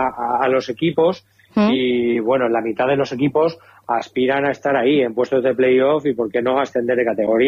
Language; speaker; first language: Spanish; native; Spanish